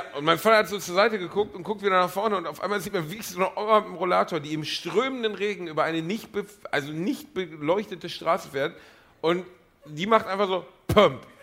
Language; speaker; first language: German; native; German